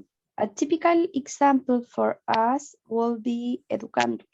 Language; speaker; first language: English; non-native, learner; Spanish